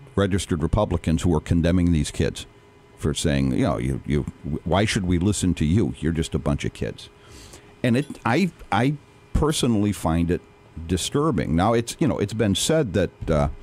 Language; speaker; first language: English; native; English